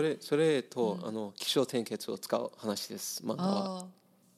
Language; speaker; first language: Japanese; non-native, learner; English